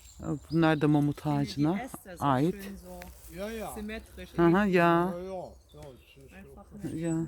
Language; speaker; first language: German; non-native, learner; Turkish